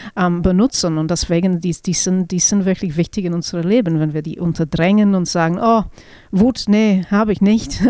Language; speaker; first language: German; non-native, fluent; English